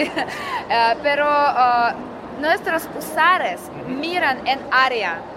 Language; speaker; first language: Spanish; non-native, learner; Russian